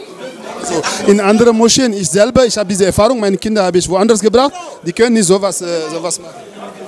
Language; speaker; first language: German; non-native, learner; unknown